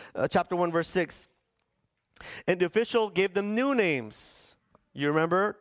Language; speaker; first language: English; early bilingual, other home language; Spanish